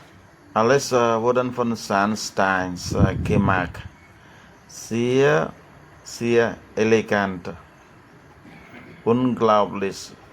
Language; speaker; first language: German; non-native, learner; Khmer